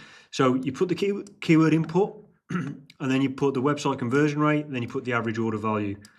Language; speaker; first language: English; native; English